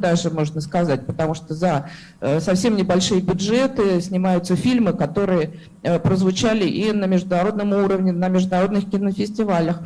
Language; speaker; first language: Russian; native; Russian